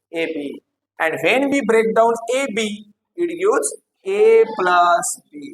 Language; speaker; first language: English; non-native, local second language; Marathi